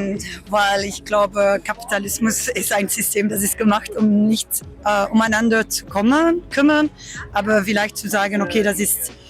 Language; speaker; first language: German; non-native, learner; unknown